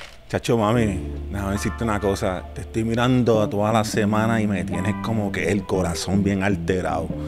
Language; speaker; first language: Spanish; early bilingual, heritage; Spanish